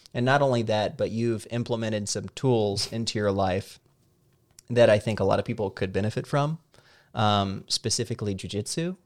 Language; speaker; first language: English; native; English